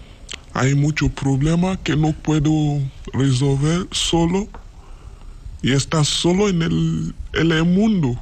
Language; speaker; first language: Spanish; non-native, learner; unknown